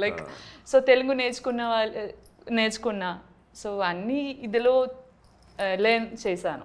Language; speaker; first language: Telugu; non-native, learner; Malayalam